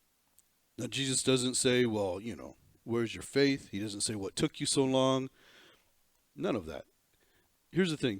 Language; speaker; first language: English; native; English